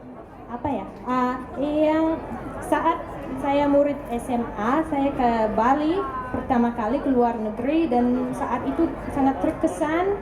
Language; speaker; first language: Indonesian; non-native, fluent; English